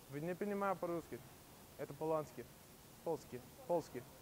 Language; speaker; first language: Russian; non-native, learner; English